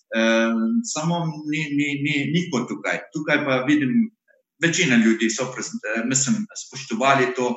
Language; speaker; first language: Slovenian; non-native, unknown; Arabic